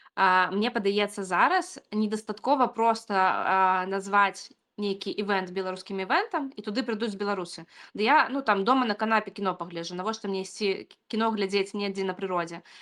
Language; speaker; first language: Belarusian; non-native, local second language; Russian